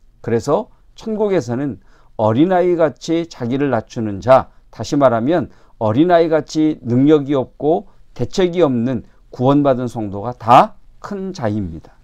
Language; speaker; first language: Korean; native; Korean